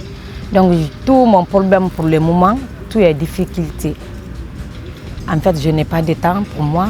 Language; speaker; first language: French; non-native, learner; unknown